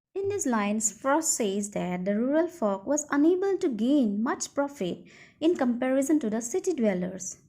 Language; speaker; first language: English; non-native, local second language; Assamese